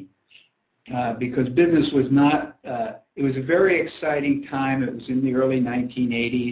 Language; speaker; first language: English; native; English